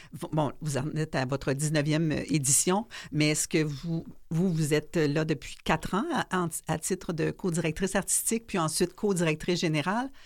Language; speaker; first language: French; native; French